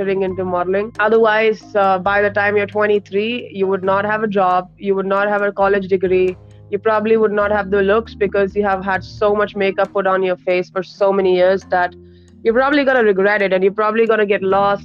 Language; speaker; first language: English; non-native, local second language; Hindi